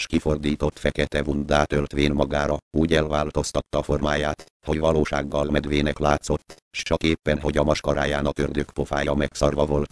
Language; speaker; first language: Hungarian; native; Hungarian